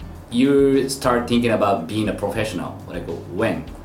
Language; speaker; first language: English; non-native, fluent; Japanese